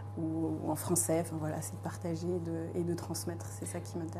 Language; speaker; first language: French; native; French